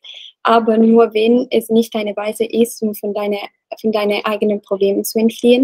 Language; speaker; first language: German; non-native, learner; Italian